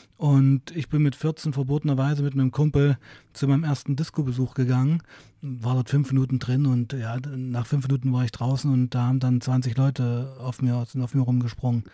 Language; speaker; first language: German; native; German